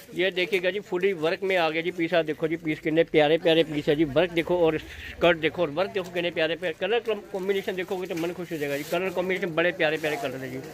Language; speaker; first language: Hindi; non-native, local second language; Punjabi